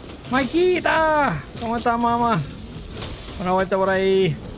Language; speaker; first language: Spanish; native; Spanish